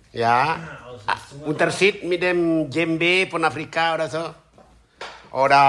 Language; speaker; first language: German; non-native, learner; Indonesian